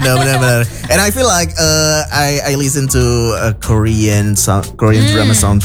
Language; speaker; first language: English; non-native, learner; Indonesian